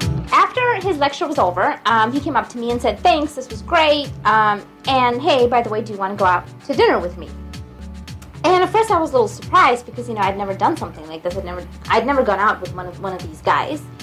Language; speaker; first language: English; non-native, fluent; Russian